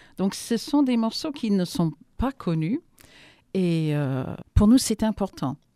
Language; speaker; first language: French; non-native, fluent; English